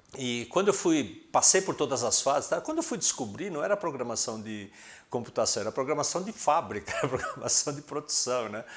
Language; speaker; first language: Portuguese; early bilingual, other home language; Spanish